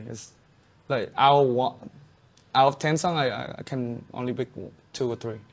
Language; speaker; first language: English; non-native, fluent; Vietnamese